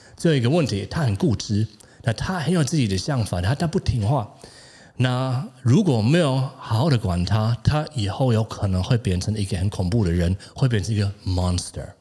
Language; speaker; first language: Chinese; non-native, fluent; German